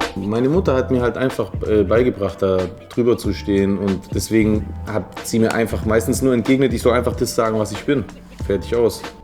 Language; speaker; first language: German; native; German